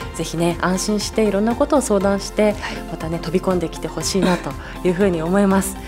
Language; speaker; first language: Japanese; native; Japanese